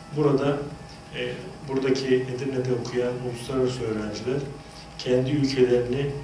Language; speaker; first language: Turkish; native; Turkish